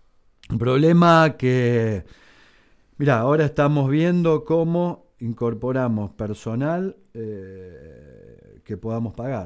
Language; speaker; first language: Spanish; native; Spanish